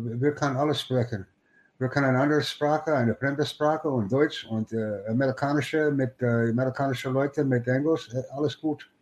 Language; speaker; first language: German; non-native, learner; English